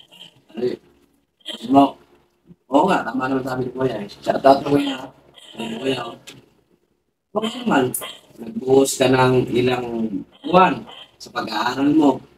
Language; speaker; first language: Filipino; non-native, local second language; Hiligaynon